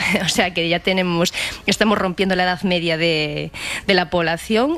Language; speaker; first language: Spanish; native; Spanish